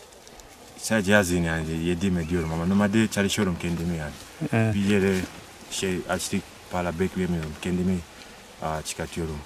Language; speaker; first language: Turkish; non-native, learner; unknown